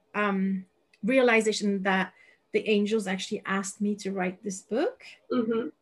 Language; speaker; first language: English; non-native, fluent; French